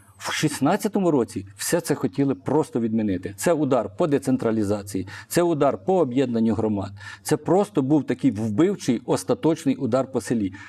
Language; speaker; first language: Ukrainian; non-native, local second language; Russian